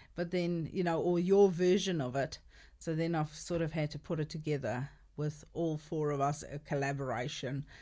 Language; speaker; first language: English; non-native, local second language; Afrikaans